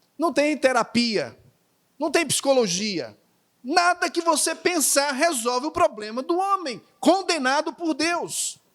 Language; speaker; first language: Portuguese; native; Portuguese